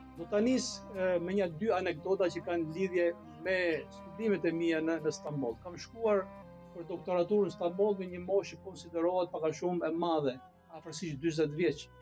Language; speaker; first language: Albanian; native; Albanian